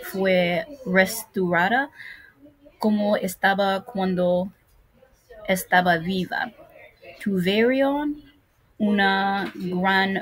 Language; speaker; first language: Spanish; non-native, learner; English